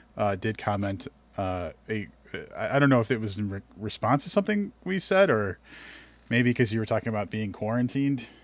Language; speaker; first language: English; native; English